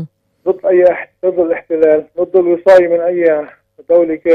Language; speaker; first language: Arabic; native; Arabic